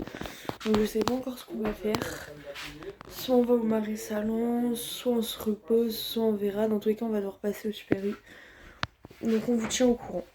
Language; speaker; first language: French; native; French